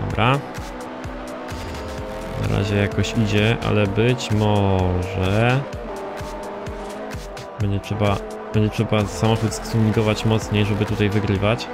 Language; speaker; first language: Polish; native; Polish